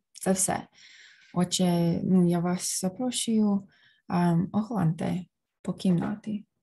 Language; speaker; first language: Ukrainian; early bilingual, heritage; Ukrainian